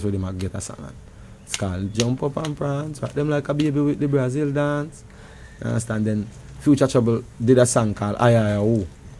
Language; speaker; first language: English; non-native, local second language; Jamaican Creole English